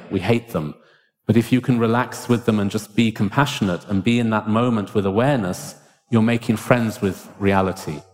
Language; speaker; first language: English; native; English